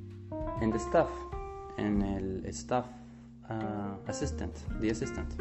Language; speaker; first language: English; non-native, fluent; Spanish